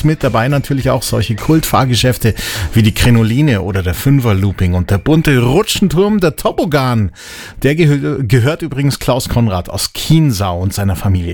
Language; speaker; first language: German; native; German